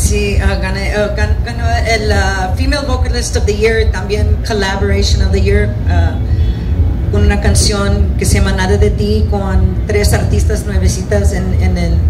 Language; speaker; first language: Spanish; early bilingual, heritage; English